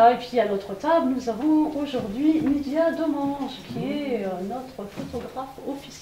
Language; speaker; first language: French; native; French